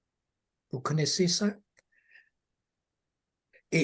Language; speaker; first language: French; non-native, fluent; Russian